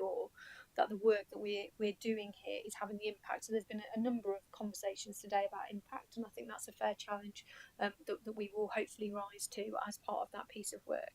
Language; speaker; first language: English; native; English